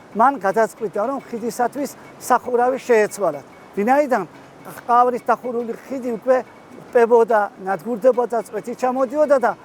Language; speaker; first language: Georgian; native; Georgian